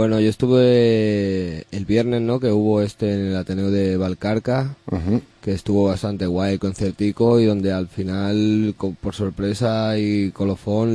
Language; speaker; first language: Spanish; native; Spanish